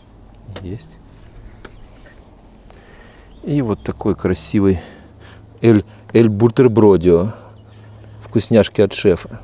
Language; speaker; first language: Russian; native; Russian